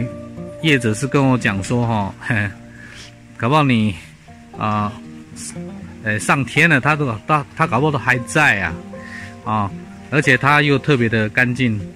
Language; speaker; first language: Chinese; native; Chinese